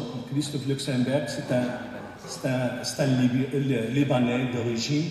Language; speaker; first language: French; non-native, local second language; Arabic